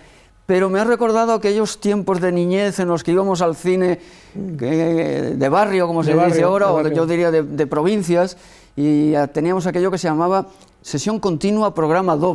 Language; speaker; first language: Spanish; native; Spanish